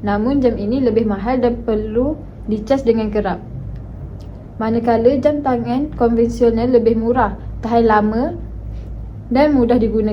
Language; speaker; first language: Malay; native; Malay